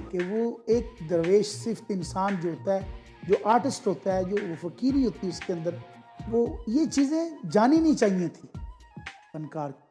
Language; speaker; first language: Urdu; non-native, local second language; Punjabi